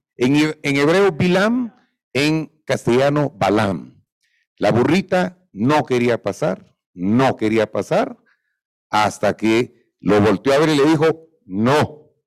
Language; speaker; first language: Spanish; native; Spanish